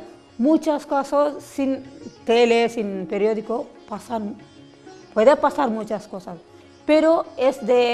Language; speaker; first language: Spanish; non-native, learner; Telugu